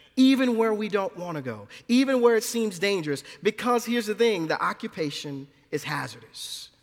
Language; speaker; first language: English; native; English